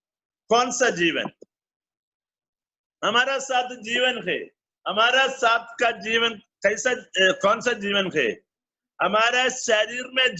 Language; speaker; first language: Hindi; non-native, learner; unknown